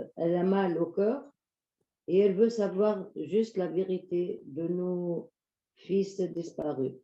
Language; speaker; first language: French; non-native, local second language; Arabic